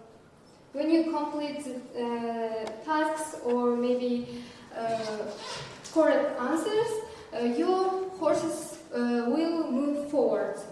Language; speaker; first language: English; non-native, learner; Kazakh